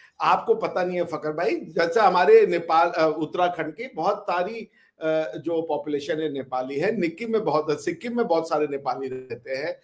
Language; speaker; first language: Hindi; native; Hindi